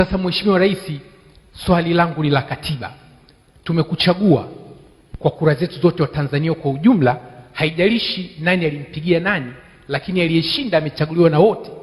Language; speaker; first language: Swahili; non-native, local second language; Sukuma